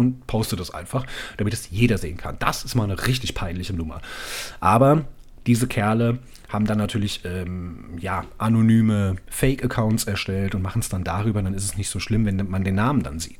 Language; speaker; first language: German; native; German